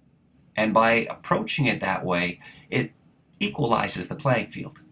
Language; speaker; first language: English; native; English